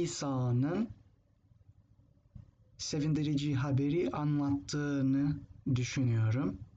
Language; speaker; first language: Turkish; non-native, fluent; English